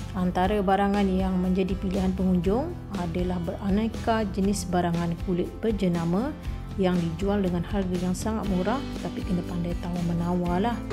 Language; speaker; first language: Malay; native; Malay